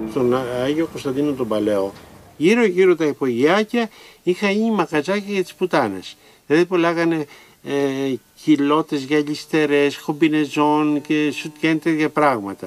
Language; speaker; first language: Greek; native; Greek